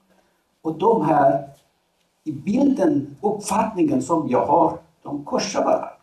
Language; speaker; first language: Swedish; non-native, fluent; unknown